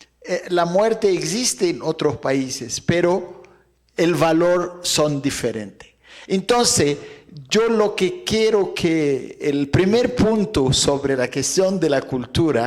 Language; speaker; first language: Spanish; non-native, fluent; Arabic